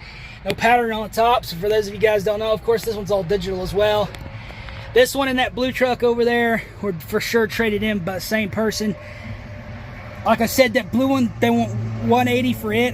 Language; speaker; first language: English; native; English